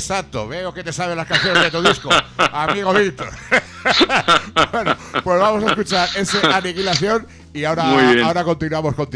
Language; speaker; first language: Spanish; native; Spanish